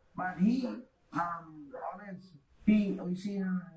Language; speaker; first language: English; non-native, local second language; Bangla